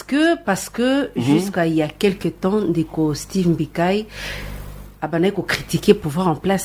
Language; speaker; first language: French; non-native, local second language; Lingala